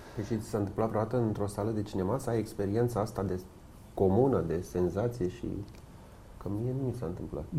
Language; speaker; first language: Romanian; native; Romanian